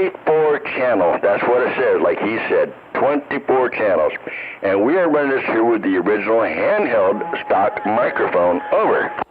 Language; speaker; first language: English; native; English